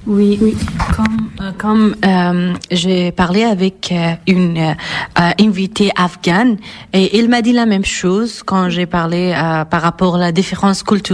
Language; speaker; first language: French; non-native, fluent; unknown